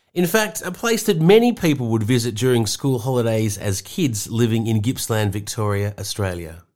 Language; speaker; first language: English; native; English